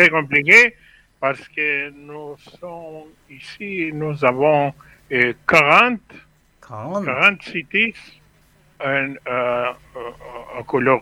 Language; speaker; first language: French; non-native, learner; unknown